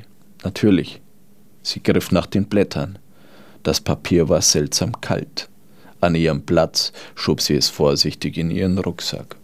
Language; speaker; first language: German; native; German